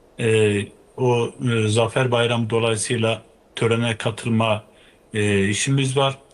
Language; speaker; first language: Turkish; native; Turkish